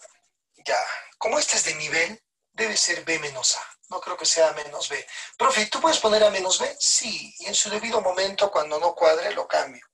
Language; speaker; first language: Spanish; native; Spanish